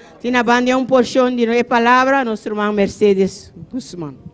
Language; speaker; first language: Spanish; non-native, learner; Papiamento